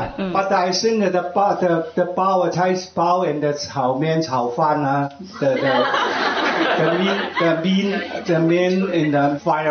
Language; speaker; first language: English; non-native, learner; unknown